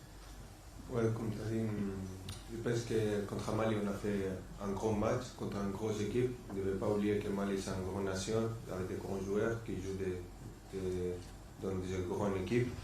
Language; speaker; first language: French; non-native, fluent; Spanish